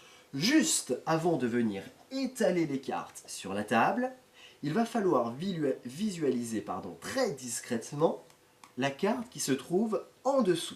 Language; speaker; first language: French; native; French